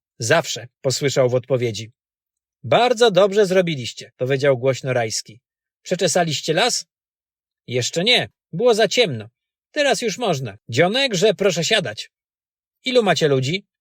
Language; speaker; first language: Polish; native; Polish